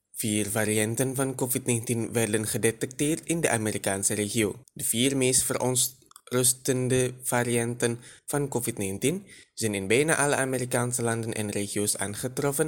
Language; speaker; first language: Dutch; non-native, fluent; Indonesian